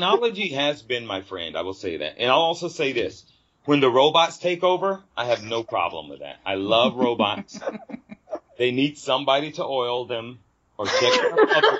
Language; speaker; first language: English; native; English